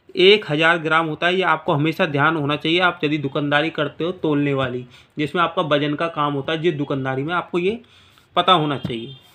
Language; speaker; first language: Hindi; native; Hindi